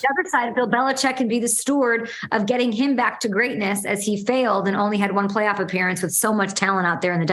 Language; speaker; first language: English; native; English